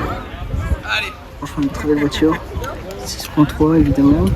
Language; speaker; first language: French; native; French